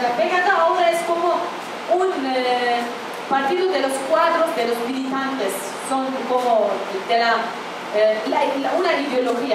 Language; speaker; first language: Spanish; non-native, fluent; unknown